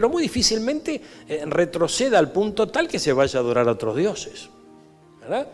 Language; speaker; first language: Spanish; native; Spanish